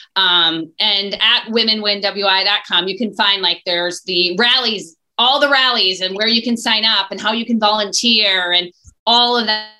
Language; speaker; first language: English; native; English